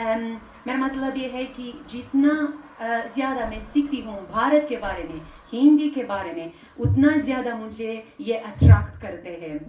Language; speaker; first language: Hindi; non-native, fluent; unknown